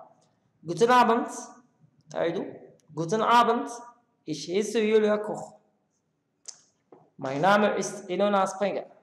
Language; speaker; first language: German; non-native, learner; Arabic